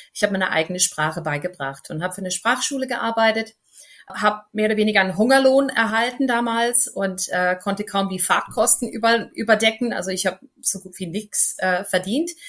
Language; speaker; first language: German; non-native, fluent; English